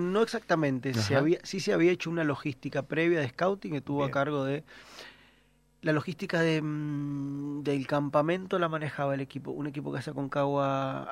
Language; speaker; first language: Spanish; native; Spanish